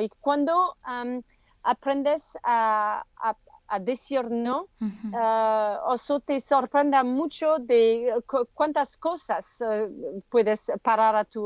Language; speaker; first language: Spanish; non-native, learner; French